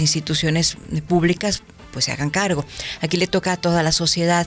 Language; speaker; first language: Spanish; native; Spanish